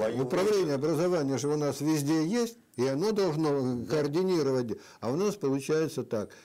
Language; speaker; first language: Russian; native; Russian